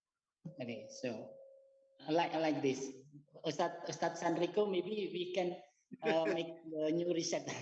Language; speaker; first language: English; non-native, learner; Indonesian